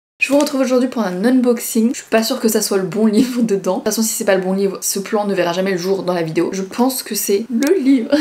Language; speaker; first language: French; early bilingual, other home language; Vietnamese